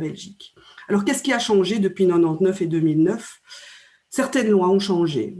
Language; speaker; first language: French; native; French